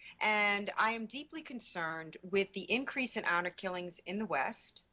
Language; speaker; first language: English; native; English